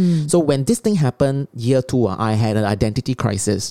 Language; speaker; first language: English; non-native, local second language; Chinese